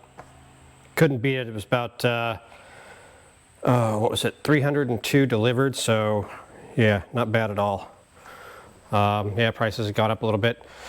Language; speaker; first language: English; native; English